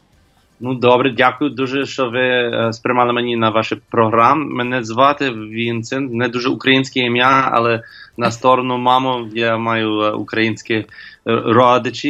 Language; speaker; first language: Ukrainian; non-native, learner; English